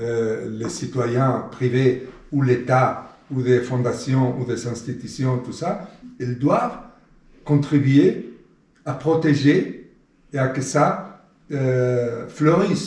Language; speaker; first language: French; non-native, fluent; Spanish